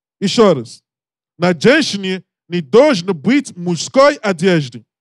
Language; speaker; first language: Russian; non-native, learner; English